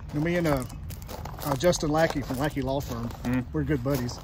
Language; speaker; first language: English; native; English